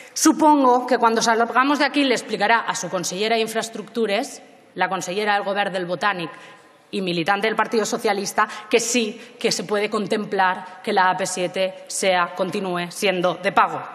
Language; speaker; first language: Spanish; native; Spanish